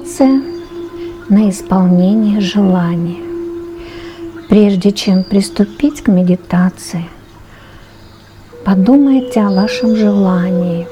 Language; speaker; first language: Russian; native; Russian